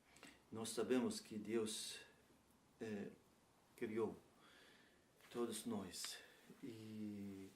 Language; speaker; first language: Portuguese; non-native, learner; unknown